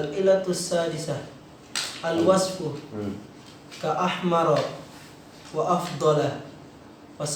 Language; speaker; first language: Arabic; non-native, learner; Indonesian